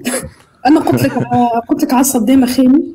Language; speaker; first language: Arabic; native; Arabic